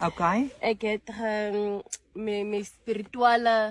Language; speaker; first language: Afrikaans; non-native, learner; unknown